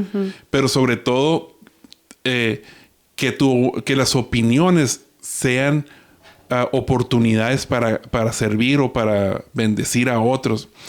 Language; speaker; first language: Spanish; native; Spanish